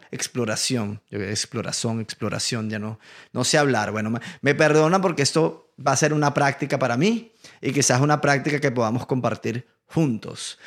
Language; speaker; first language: Spanish; native; Spanish